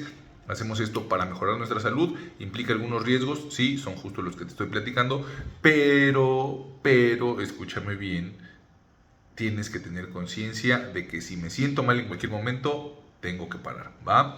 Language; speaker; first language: Spanish; native; Spanish